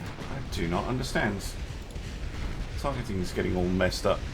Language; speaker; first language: English; native; English